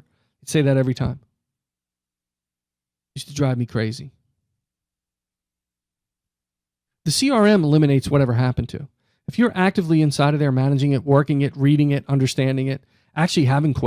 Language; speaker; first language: English; native; English